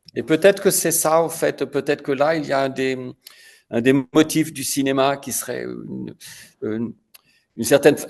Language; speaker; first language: French; native; French